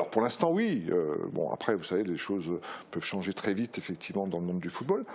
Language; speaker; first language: French; native; French